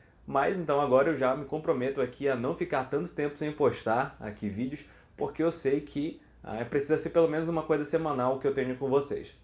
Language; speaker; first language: Portuguese; native; Portuguese